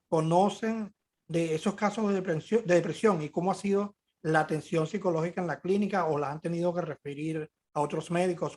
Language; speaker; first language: Spanish; native; Spanish